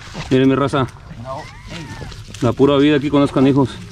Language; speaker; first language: Spanish; early bilingual, heritage; Spanish